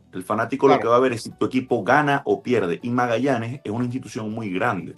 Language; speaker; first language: Spanish; native; Spanish